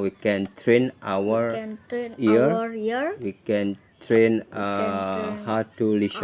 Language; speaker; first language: English; non-native, learner; Balinese